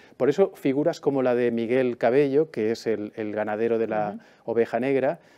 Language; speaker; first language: Spanish; native; Spanish